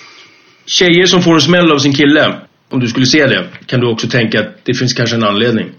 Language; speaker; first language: Swedish; native; Swedish